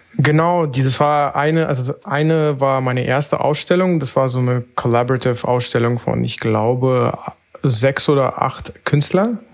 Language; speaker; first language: German; native; German